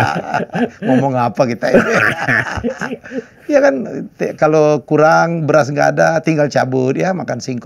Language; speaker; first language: Indonesian; native; Indonesian